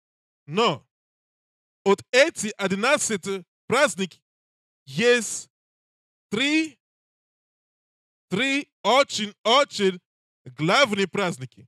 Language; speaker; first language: Russian; non-native, learner; English